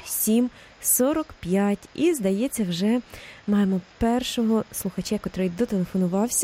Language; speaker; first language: Ukrainian; native; Ukrainian